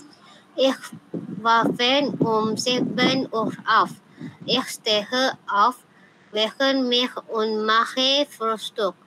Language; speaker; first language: German; non-native, learner; Malay